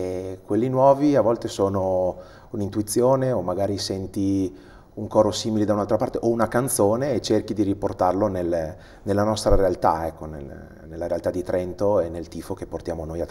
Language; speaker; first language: Italian; native; Italian